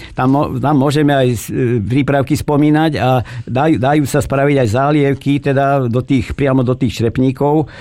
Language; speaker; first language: Slovak; native; Slovak